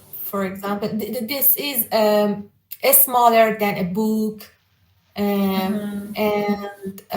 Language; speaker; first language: English; non-native, learner; Persian